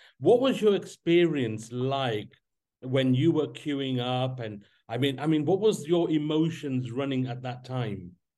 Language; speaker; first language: English; native; English